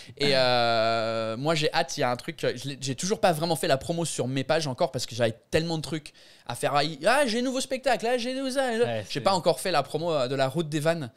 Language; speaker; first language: French; non-native, fluent; English